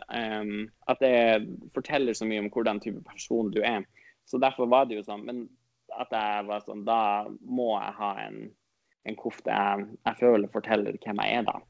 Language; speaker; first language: Norwegian; non-native, local second language; Northern Sami